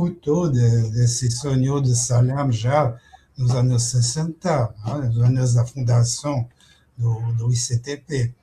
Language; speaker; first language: Portuguese; non-native, fluent; French